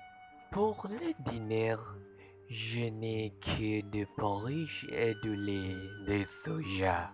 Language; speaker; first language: French; non-native, learner; Malay